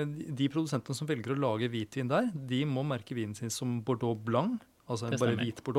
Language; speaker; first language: Norwegian; native; Norwegian